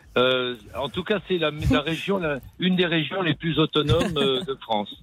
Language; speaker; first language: French; native; French